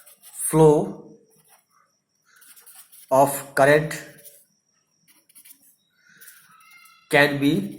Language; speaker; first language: English; non-native, local second language; Hindi